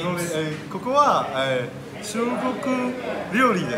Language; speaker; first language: Japanese; non-native, learner; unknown